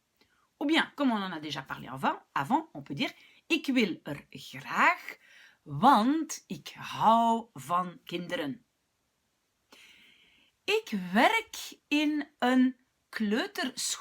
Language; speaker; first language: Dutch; non-native, local second language; French